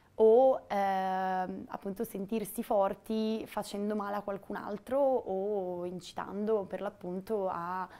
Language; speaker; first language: Italian; native; Italian